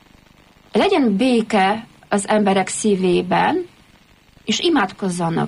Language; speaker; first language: Hungarian; non-native, fluent; Polish